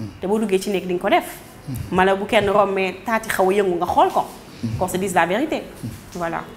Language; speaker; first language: Wolof; native; Wolof